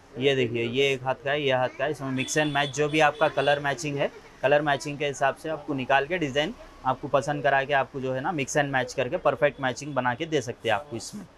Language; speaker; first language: Hindi; non-native, local second language; Urdu